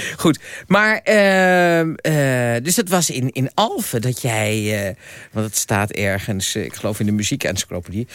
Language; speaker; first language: Dutch; native; Dutch